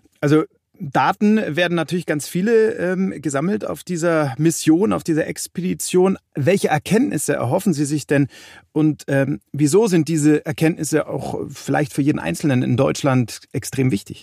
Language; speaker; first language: German; native; German